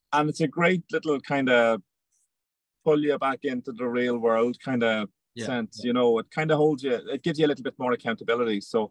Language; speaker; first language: English; native; English